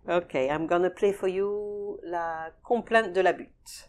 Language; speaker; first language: English; early bilingual, other home language; French